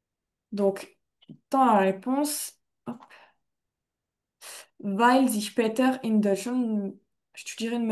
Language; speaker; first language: German; non-native, fluent; French